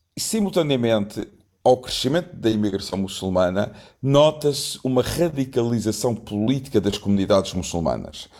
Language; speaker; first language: Portuguese; native; Portuguese